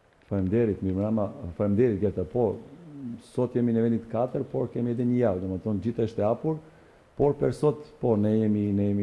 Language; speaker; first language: Albanian; non-native, learner; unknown